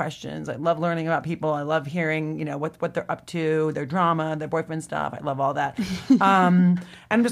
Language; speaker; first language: English; native; English